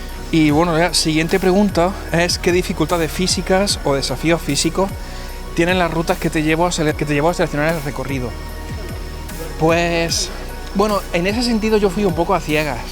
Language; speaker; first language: Spanish; native; Spanish